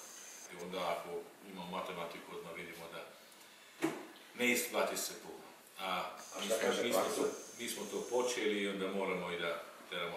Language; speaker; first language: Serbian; non-native, local second language; Hungarian